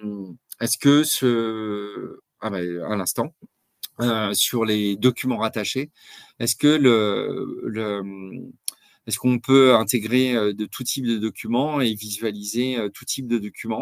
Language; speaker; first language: French; native; French